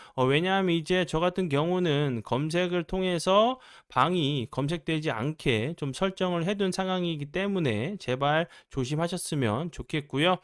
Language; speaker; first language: Korean; native; Korean